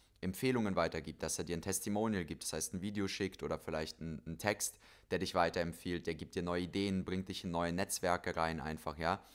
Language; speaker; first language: German; native; German